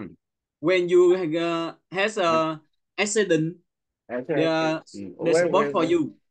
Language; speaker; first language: English; non-native, learner; Vietnamese